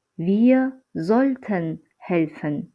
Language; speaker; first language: German; non-native, fluent; Azerbaijani